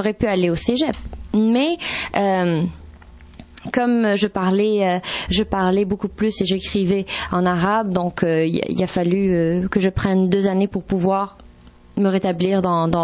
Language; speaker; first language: French; non-native, local second language; Arabic